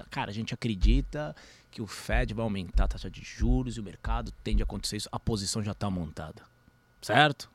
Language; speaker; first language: Portuguese; early bilingual, other home language; Spanish